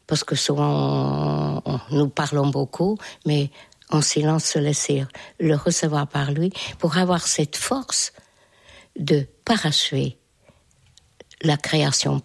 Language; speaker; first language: French; non-native, fluent; Hungarian